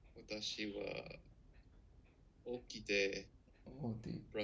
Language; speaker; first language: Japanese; non-native, learner; English